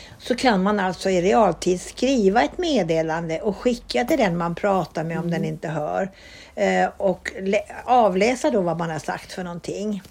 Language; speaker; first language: Swedish; native; Swedish